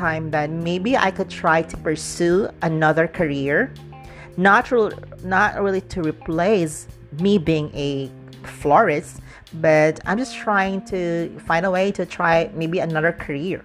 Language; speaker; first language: English; non-native, local second language; Cebuano